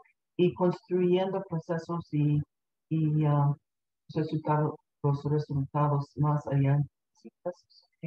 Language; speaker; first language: Spanish; early bilingual, heritage; Spanish